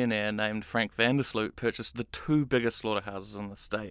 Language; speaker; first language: English; native; English